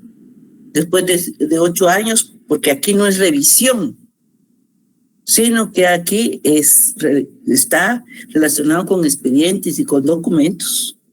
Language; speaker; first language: Spanish; native; Spanish